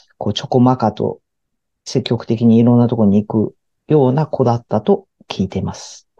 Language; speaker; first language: Japanese; early bilingual, heritage; Japanese